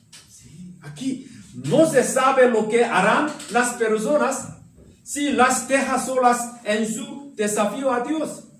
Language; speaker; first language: Spanish; non-native, learner; Korean